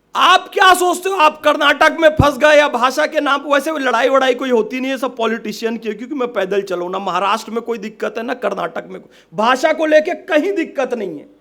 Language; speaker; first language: Hindi; native; Hindi